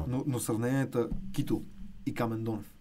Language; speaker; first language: Bulgarian; native; Bulgarian